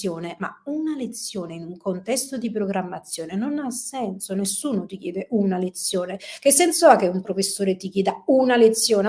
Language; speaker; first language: Italian; native; Italian